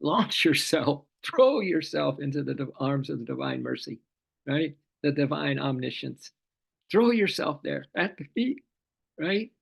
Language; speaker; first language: English; native; English